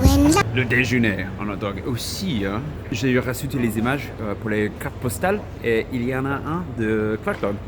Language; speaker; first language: French; non-native, fluent; English